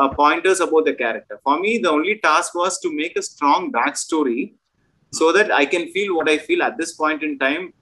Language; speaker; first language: English; non-native, local second language; Malayalam